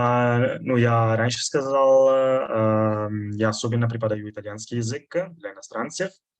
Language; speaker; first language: Russian; non-native, fluent; Italian